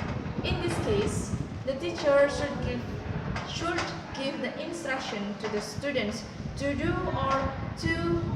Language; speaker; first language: English; non-native, learner; Indonesian